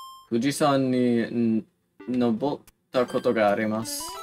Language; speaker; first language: Japanese; non-native, learner; English